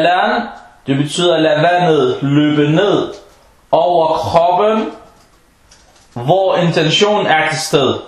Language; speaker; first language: Danish; non-native, fluent; Arabic